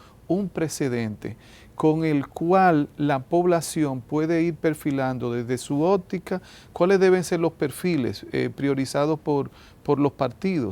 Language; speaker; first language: Spanish; native; Spanish